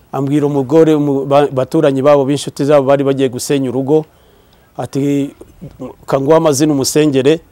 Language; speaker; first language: Kinyarwanda; early bilingual, heritage; Kinyarwanda